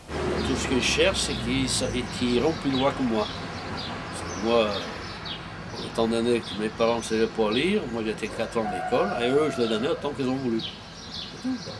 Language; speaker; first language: French; non-native, fluent; Portuguese